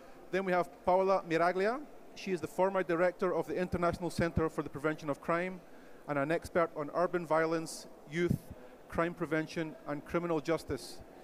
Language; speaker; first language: English; native; English